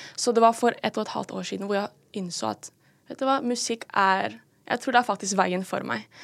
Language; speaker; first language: Norwegian; early bilingual, other home language; Filipino